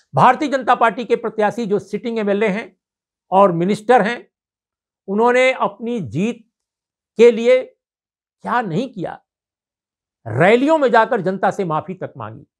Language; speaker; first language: Hindi; native; Hindi